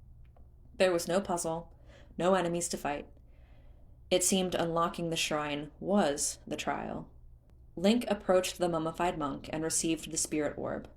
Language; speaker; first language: English; native; English